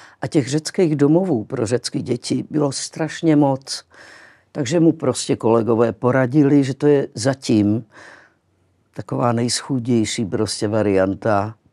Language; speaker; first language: Czech; early bilingual, other home language; Greek